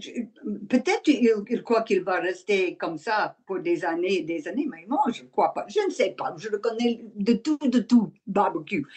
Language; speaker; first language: French; non-native, learner; English